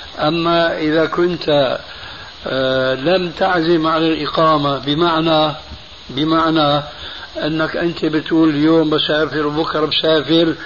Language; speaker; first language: Arabic; early bilingual, other home language; Albanian